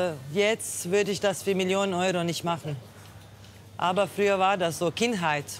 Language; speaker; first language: German; non-native, fluent; Croatian